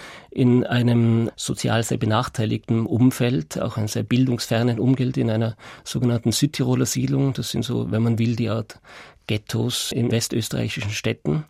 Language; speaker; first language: German; native; German